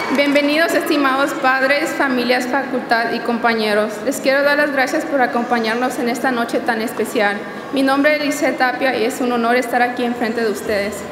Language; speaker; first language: Spanish; early bilingual, heritage; Spanish